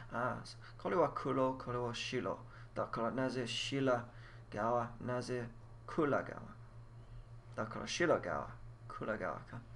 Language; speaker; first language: Japanese; non-native, learner; English